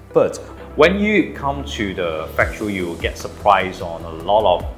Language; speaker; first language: English; non-native, fluent; Danish